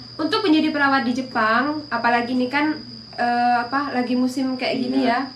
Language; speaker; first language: Indonesian; native; Indonesian